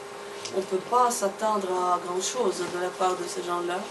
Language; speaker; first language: French; non-native, fluent; Russian